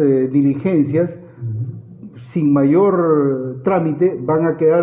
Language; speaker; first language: Spanish; native; Spanish